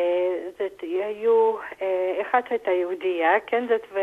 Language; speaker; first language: Hebrew; non-native, fluent; Russian